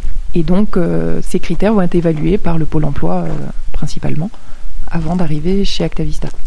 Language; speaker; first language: French; native; French